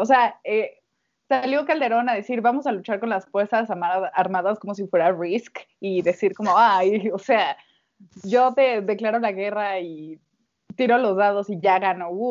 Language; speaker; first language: Spanish; native; Spanish